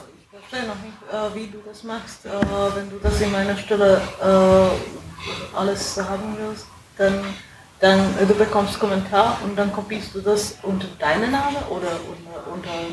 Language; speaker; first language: German; non-native, fluent; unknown